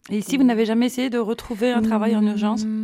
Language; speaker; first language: French; native; French